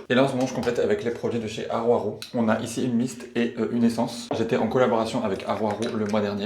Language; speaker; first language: French; native; French